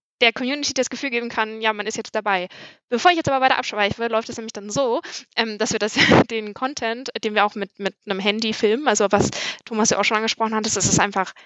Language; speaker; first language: German; native; German